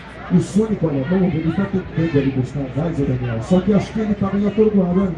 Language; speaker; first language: Portuguese; native; Portuguese